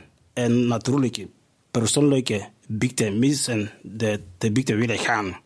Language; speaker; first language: Dutch; non-native, fluent; Igbo